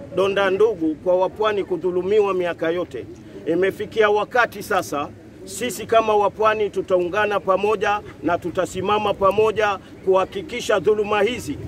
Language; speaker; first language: Swahili; native; Swahili